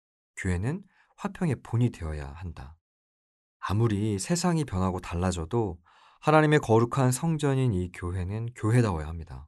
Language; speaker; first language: Korean; native; Korean